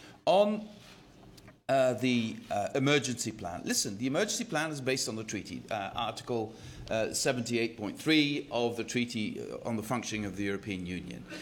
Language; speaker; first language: English; non-native, fluent; Dutch